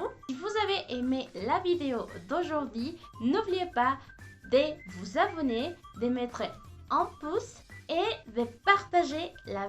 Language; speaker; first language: French; non-native, fluent; Spanish